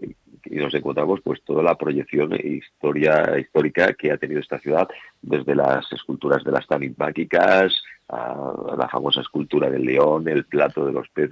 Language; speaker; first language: Spanish; native; Spanish